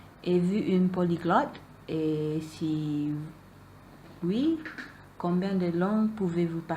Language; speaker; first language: French; non-native, learner; Malay